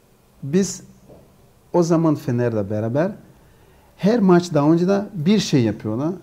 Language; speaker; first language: Turkish; non-native, learner; Portuguese